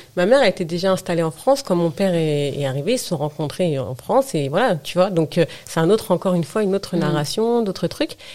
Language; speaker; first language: French; early bilingual, other home language; Arabic